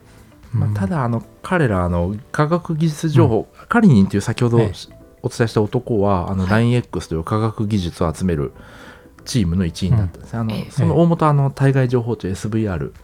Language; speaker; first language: Japanese; native; Japanese